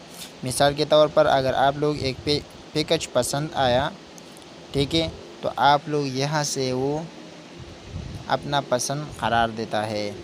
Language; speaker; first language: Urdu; non-native, local second language; Pashto